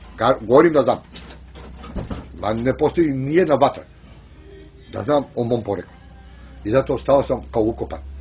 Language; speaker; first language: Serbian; non-native, local second language; Romany